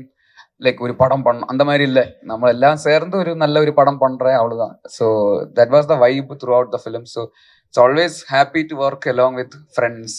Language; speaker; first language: Tamil; non-native, local second language; Malayalam